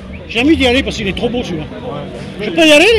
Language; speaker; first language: French; native; French